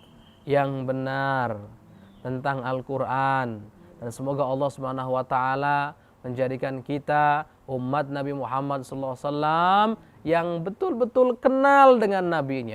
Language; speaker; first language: Indonesian; native; Indonesian